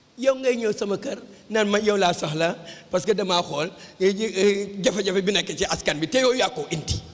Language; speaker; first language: Wolof; native; Wolof